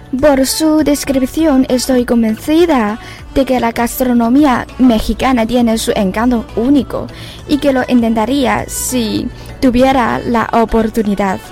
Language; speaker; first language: Spanish; non-native, fluent; Chinese